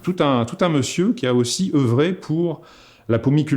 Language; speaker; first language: French; native; French